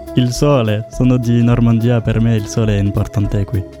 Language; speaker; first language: Italian; non-native, learner; French